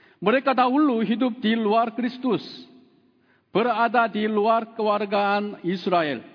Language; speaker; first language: Indonesian; non-native, fluent; Korean